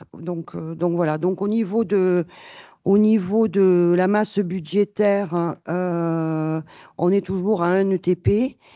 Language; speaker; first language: French; native; French